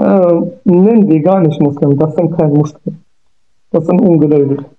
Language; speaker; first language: German; non-native, learner; Kurdish